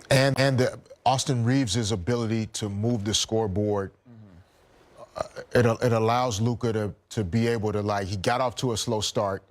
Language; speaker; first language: English; native; English